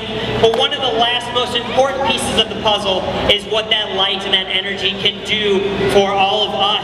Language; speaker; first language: English; native; English